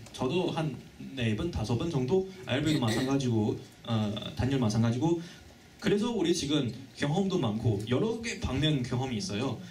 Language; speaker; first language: Korean; non-native, fluent; Chinese